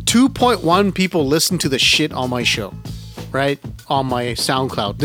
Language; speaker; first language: Punjabi; early bilingual, heritage; Punjabi